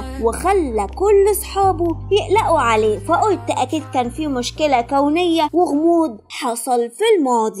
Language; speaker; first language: Arabic; native; Arabic